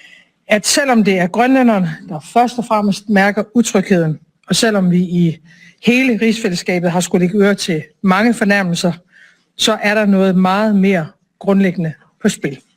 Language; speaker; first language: Danish; native; Danish